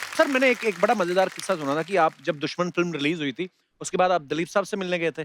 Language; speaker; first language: Hindi; non-native, local second language; Punjabi